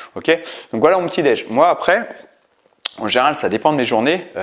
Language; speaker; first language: French; native; French